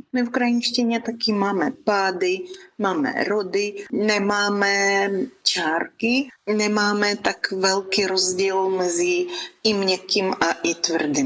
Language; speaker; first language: Czech; non-native, fluent; Ukrainian